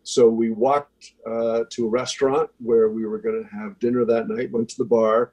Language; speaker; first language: English; native; English